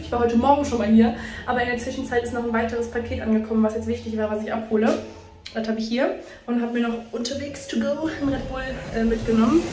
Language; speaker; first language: German; native; German